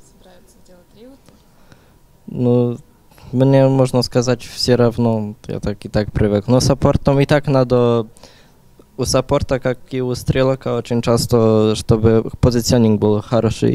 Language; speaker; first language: Russian; non-native, learner; Polish